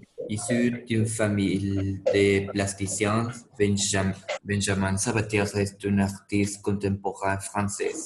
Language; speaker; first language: French; non-native, fluent; Spanish